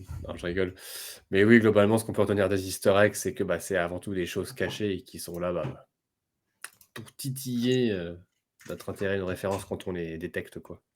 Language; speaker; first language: French; native; French